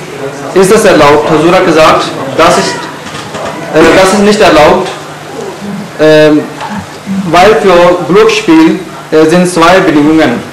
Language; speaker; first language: German; non-native, fluent; Urdu